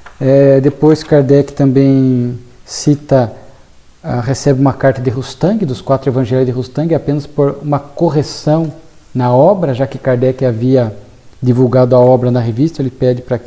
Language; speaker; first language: Portuguese; native; Portuguese